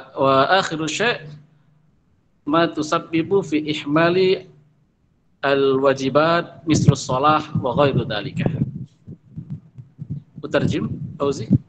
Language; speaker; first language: Arabic; non-native, fluent; Indonesian